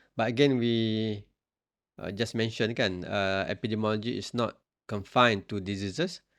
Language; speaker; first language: English; non-native, local second language; Malay